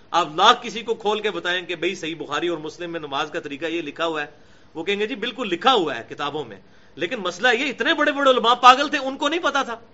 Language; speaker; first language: Urdu; non-native, local second language; Punjabi